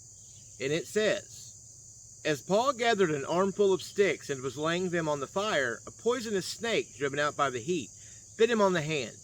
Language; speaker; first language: English; native; English